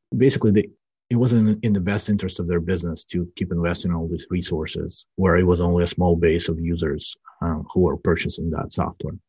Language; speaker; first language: English; early bilingual, other home language; Russian